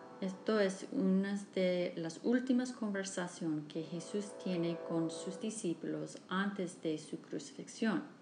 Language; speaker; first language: Spanish; non-native, learner; English